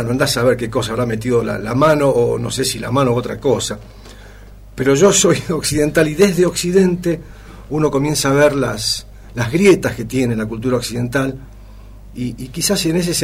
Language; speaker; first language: Spanish; native; Spanish